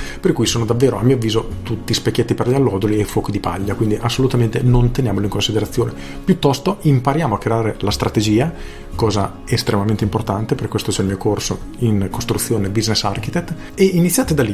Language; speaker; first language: Italian; native; Italian